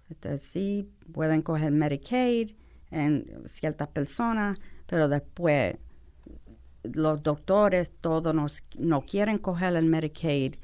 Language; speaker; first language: Spanish; non-native, fluent; English